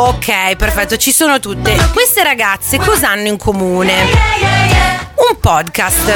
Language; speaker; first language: Italian; native; Italian